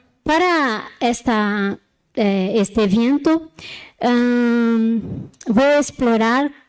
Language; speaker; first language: Spanish; non-native, learner; Portuguese